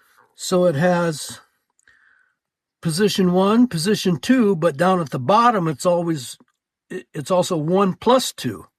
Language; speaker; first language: English; native; English